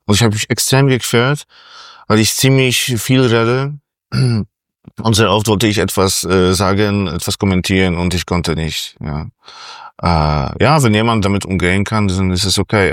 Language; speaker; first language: German; non-native, fluent; Polish